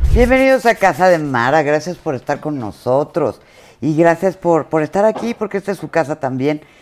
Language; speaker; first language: Spanish; native; Spanish